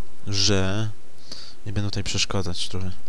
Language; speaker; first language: Polish; native; Polish